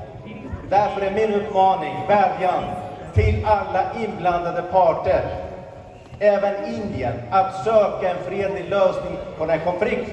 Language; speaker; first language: Swedish; early bilingual, other home language; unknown